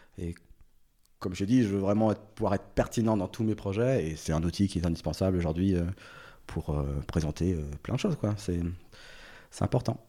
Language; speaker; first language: French; early bilingual, other home language; Portuguese